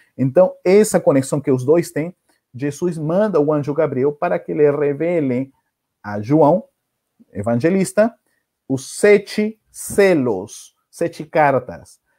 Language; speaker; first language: Portuguese; non-native, fluent; Spanish